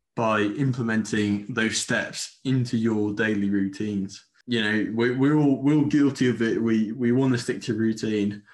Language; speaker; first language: English; non-native, fluent; Spanish